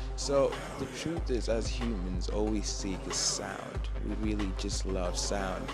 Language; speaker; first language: English; native; English